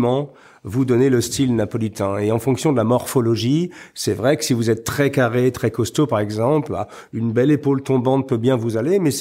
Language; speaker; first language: French; native; French